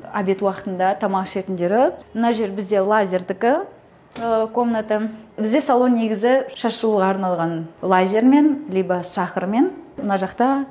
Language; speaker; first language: Kazakh; non-native, local second language; Russian